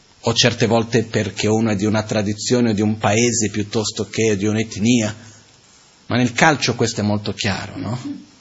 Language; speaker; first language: Italian; non-native, fluent; Portuguese